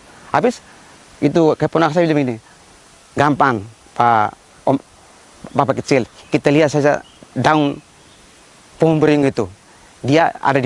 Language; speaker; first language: Indonesian; non-native, local second language; Tetum